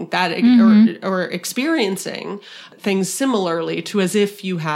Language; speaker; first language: English; native; English